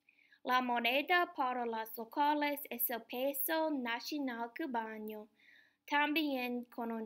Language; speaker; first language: Spanish; non-native, learner; English